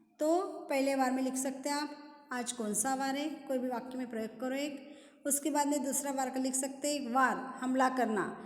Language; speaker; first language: Hindi; non-native, local second language; Marathi